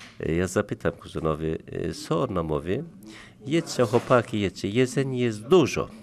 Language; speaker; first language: Polish; non-native, learner; Turkish